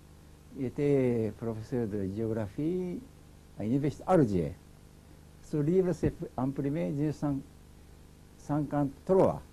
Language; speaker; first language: French; non-native, learner; Japanese